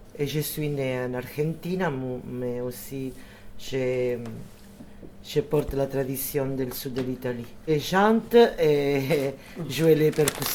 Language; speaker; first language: French; non-native, learner; Italian